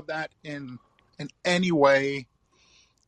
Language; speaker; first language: English; non-native, fluent; Danish